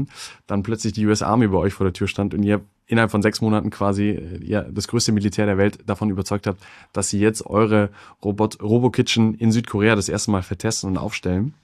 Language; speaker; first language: German; native; German